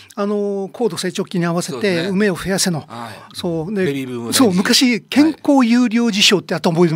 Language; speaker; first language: Japanese; native; Japanese